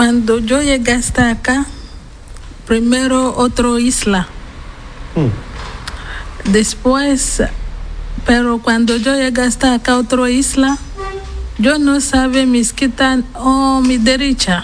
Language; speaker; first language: Spanish; non-native, learner; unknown